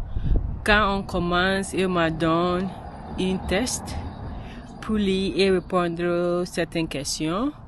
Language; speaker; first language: French; non-native, learner; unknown